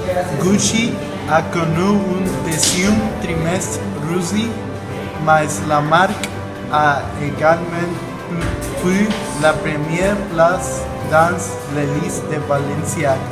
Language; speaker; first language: French; non-native, learner; Spanish